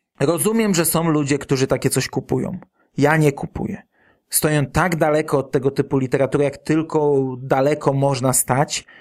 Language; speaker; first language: Polish; native; Polish